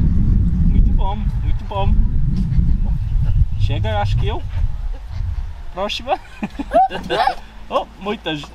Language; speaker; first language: Portuguese; non-native, learner; English